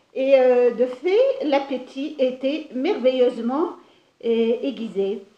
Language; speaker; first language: French; non-native, local second language; Arabic